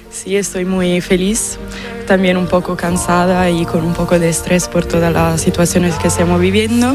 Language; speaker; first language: Spanish; non-native, fluent; Italian